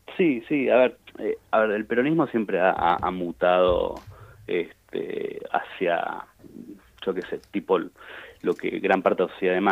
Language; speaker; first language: Spanish; native; Spanish